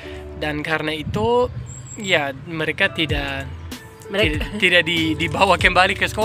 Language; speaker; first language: Indonesian; non-native, fluent; German